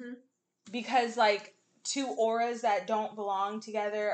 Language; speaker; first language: English; native; English